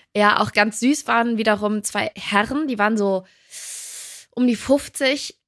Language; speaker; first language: German; native; German